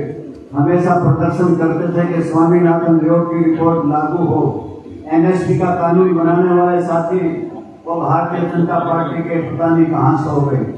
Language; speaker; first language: Hindi; native; Hindi